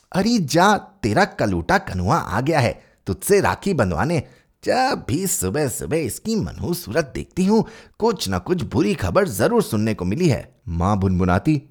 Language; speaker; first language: Hindi; native; Hindi